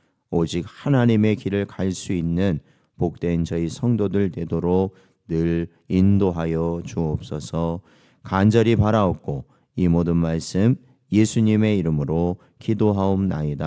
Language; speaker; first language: Korean; native; Korean